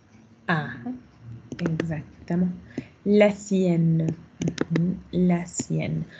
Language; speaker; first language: French; non-native, fluent; Spanish